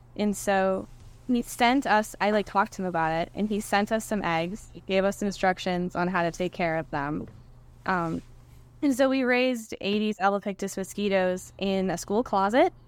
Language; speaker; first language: English; native; English